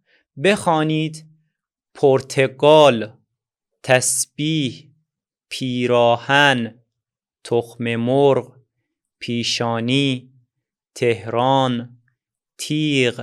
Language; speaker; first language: Persian; non-native, fluent; Azerbaijani